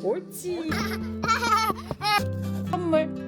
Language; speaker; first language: Korean; native; Korean